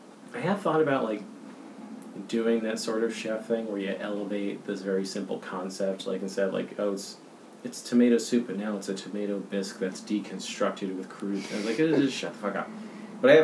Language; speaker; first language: English; native; English